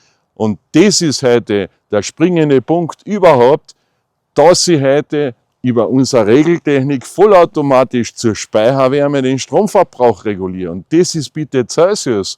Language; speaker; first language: German; native; German